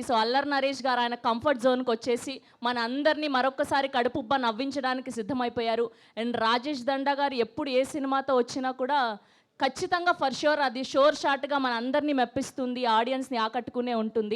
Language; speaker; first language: Telugu; native; Telugu